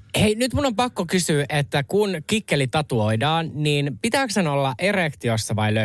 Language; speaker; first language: Finnish; native; Finnish